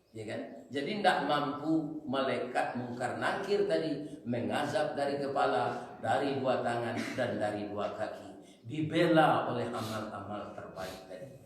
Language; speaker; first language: Malay; non-native, local second language; Minangkabau